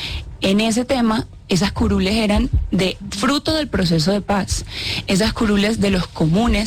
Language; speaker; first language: Spanish; native; Spanish